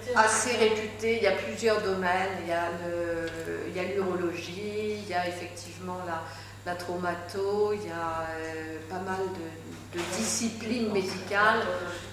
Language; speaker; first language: French; native; French